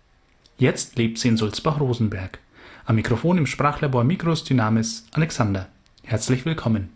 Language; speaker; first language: German; native; German